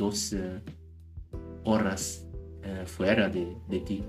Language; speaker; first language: Spanish; non-native, learner; German